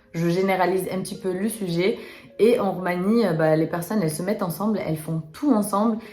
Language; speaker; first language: French; early bilingual, other home language; Romanian